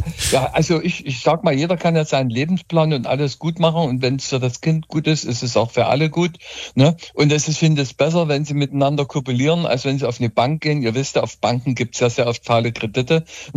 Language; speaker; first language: German; native; German